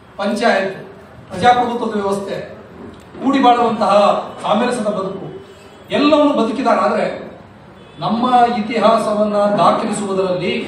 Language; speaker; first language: Kannada; non-native, local second language; Lambadi